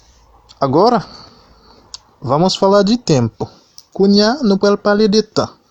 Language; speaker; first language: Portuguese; non-native, fluent; Haitian Creole